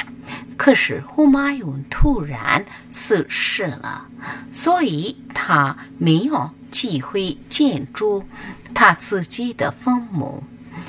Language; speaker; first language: Chinese; non-native, learner; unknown